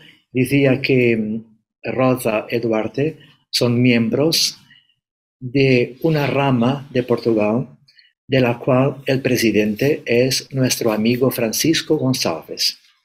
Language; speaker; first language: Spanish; non-native, learner; Portuguese